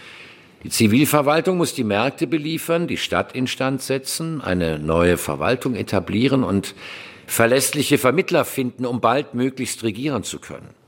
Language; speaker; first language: German; native; German